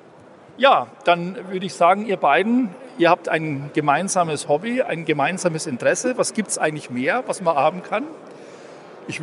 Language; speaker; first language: German; native; German